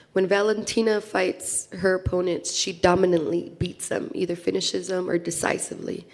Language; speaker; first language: English; early bilingual, other home language; Spanish